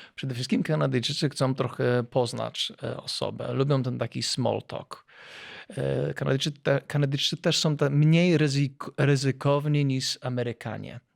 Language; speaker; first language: Polish; early bilingual, heritage; Polish